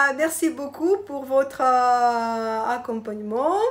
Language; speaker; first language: French; non-native, learner; Russian